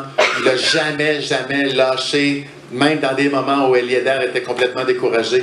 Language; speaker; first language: French; native; French